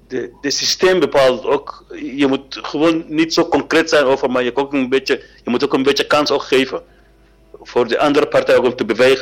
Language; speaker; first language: Dutch; non-native, learner; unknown